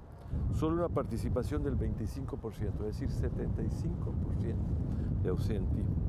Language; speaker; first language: Spanish; native; Spanish